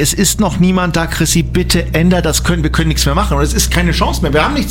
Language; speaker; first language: German; native; German